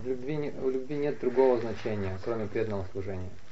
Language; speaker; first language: Russian; native; Russian